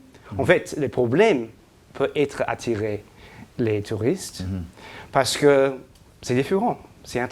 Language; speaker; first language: French; non-native, fluent; English